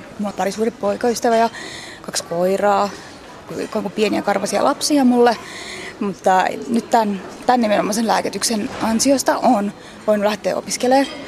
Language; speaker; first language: Finnish; native; Finnish